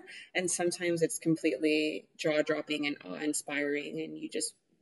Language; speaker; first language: English; early bilingual, other home language; Spanish